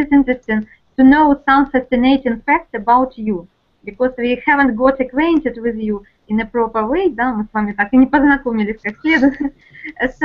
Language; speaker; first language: English; non-native, fluent; Russian